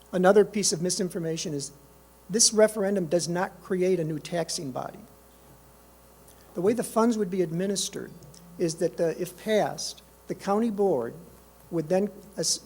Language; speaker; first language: English; native; English